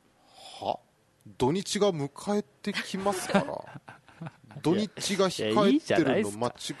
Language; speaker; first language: Japanese; native; Japanese